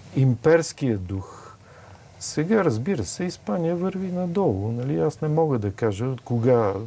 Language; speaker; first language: Bulgarian; native; Bulgarian